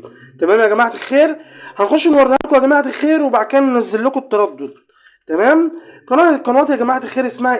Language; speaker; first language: Arabic; native; Arabic